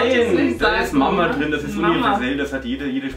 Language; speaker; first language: German; native; German